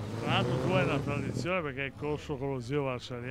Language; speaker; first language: Italian; native; Italian